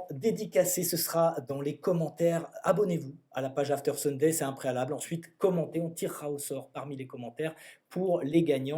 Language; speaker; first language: French; native; French